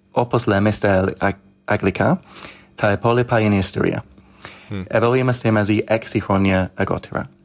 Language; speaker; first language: Greek; non-native, learner; English